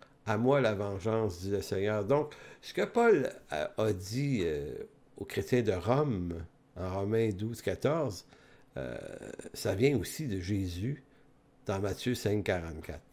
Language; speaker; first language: French; native; French